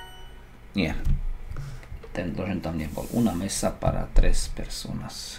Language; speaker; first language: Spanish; non-native, learner; Slovak